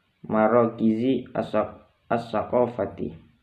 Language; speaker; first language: Arabic; non-native, learner; Indonesian